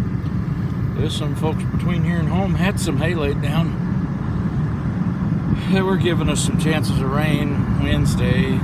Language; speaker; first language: English; native; English